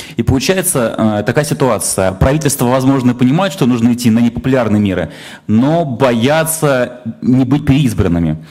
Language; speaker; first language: Russian; native; Russian